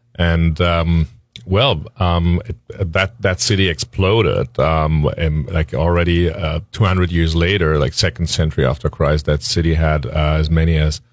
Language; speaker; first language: English; non-native, fluent; German